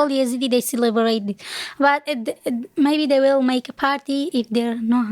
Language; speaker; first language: English; non-native, learner; Kurdish